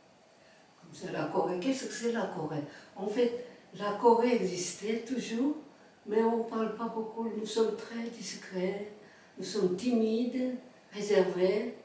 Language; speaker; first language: French; non-native, fluent; Korean